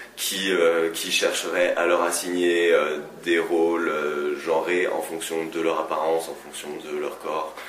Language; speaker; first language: French; native; French